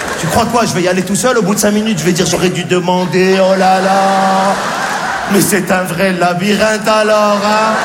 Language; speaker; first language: French; native; French